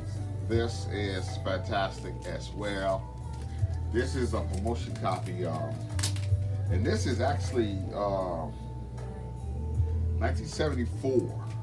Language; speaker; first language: English; native; English